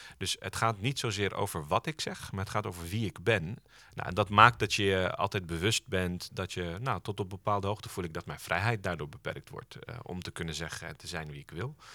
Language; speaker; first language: Dutch; early bilingual, other home language; Turkish